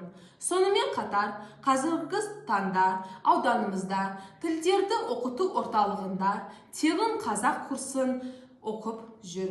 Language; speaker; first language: Kazakh; non-native, local second language; Azerbaijani